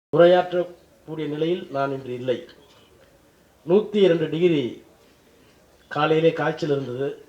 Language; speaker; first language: Tamil; native; Tamil